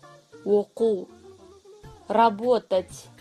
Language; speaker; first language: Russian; non-native, fluent; Kazakh